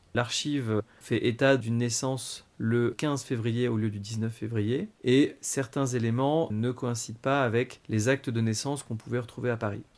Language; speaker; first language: French; native; French